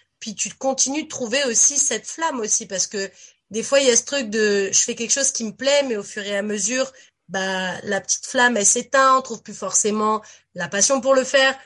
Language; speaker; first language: French; native; French